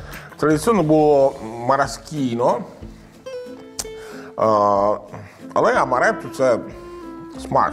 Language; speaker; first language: Ukrainian; non-native, learner; Italian